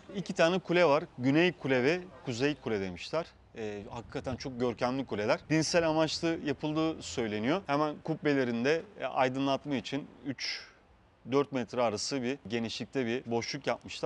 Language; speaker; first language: Turkish; native; Turkish